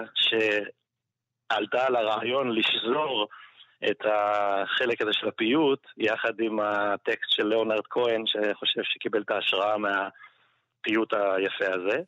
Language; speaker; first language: Hebrew; non-native, fluent; French